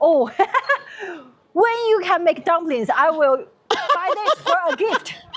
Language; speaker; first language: English; non-native, learner; Chinese